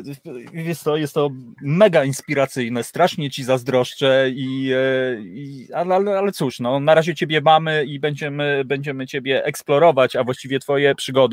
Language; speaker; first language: Polish; native; Polish